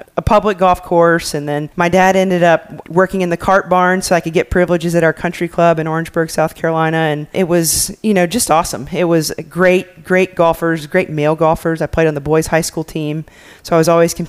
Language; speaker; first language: English; native; English